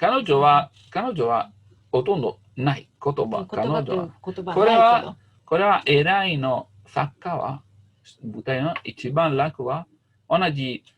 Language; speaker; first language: Japanese; non-native, learner; Italian